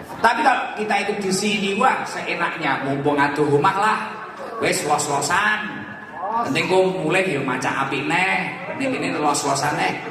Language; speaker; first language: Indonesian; native; Indonesian